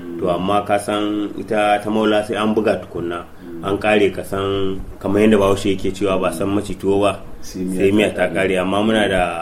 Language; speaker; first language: Hausa; non-native, local second language; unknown